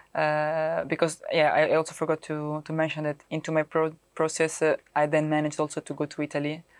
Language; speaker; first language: English; non-native, fluent; Italian